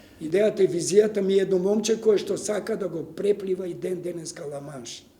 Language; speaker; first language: Macedonian; non-native, local second language; Serbian